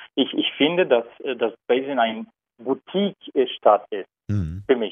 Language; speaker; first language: German; non-native, learner; Turkish